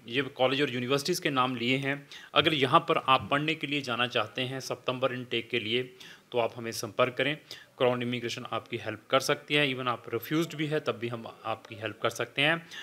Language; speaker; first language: Hindi; non-native, local second language; Punjabi